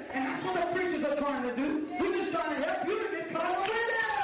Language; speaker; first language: English; native; English